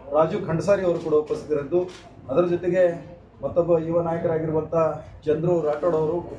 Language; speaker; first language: Kannada; non-native, local second language; Lambadi